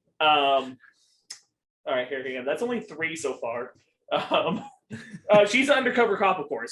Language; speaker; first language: English; native; English